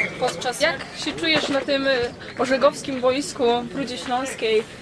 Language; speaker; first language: Polish; native; Polish